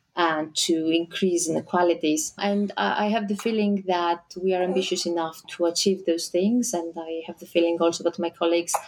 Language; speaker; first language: English; non-native, fluent; Greek